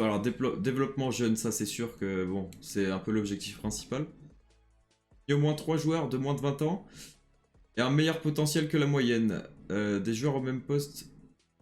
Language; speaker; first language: French; native; French